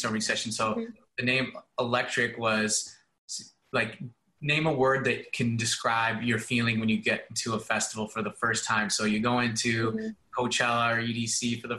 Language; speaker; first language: English; native; English